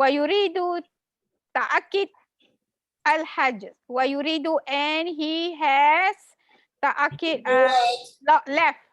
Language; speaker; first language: Arabic; non-native, learner; Malay